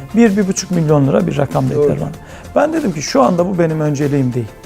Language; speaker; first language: Turkish; native; Turkish